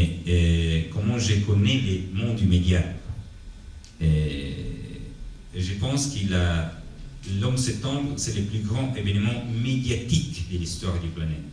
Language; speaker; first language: French; non-native, fluent; Italian